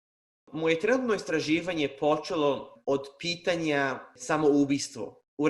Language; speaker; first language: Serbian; non-native, fluent; Hebrew